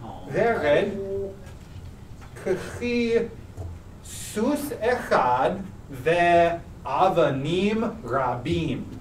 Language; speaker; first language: Hebrew; non-native, fluent; English